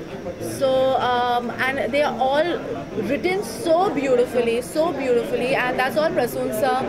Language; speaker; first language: English; non-native, local second language; Hindi